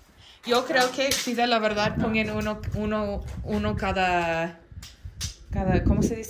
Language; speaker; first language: Spanish; non-native, learner; English